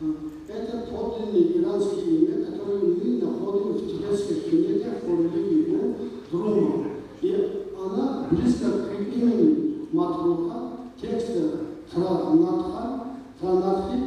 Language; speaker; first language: Russian; non-native, local second language; Tajik